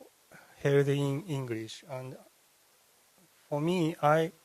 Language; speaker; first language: English; non-native, learner; Japanese